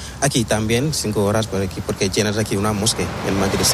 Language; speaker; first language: Spanish; non-native, learner; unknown